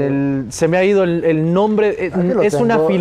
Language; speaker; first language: Spanish; native; Spanish